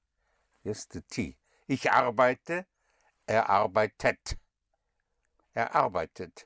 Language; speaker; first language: German; non-native, fluent; English